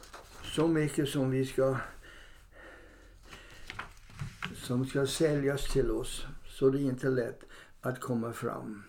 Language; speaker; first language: Swedish; non-native, fluent; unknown